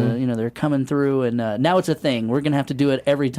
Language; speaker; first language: English; native; English